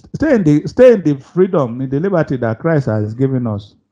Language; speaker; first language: English; non-native, local second language; Yoruba